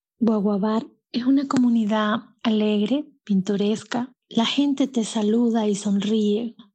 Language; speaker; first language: Spanish; native; Spanish